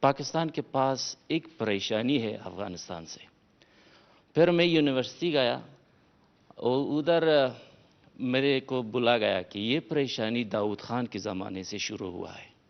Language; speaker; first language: Hindi; non-native, fluent; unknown